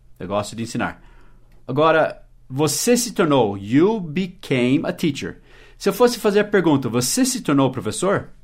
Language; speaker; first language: Portuguese; early bilingual, other home language; English